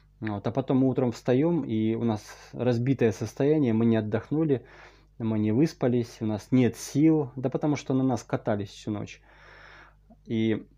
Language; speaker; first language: Russian; native; Russian